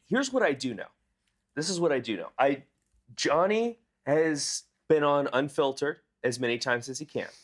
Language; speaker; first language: English; native; English